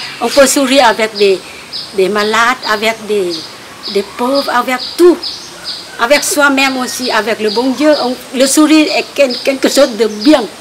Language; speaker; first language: French; non-native, local second language; Vietnamese